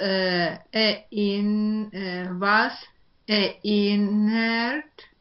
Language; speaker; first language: German; non-native, learner; Ukrainian